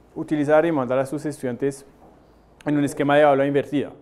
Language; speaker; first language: Spanish; non-native, fluent; French